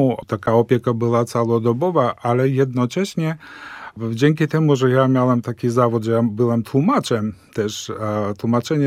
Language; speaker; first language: Polish; non-native, fluent; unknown